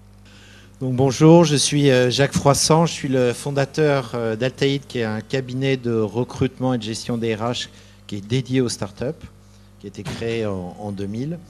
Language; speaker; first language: French; native; French